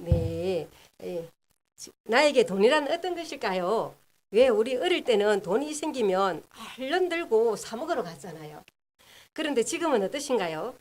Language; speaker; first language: Korean; native; Korean